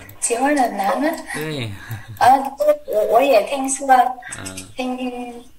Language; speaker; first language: Chinese; non-native, learner; Vietnamese